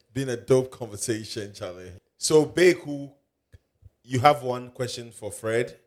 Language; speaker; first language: English; non-native, local second language; Akan